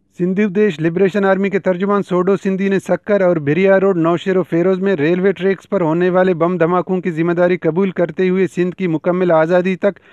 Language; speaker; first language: Urdu; non-native, local second language; Baluchi